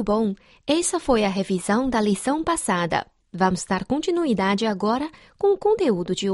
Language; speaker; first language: Portuguese; non-native, fluent; Chinese